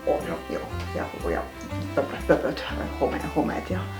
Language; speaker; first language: Finnish; native; Finnish